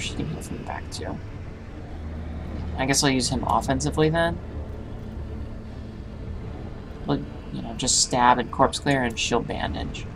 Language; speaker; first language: English; native; English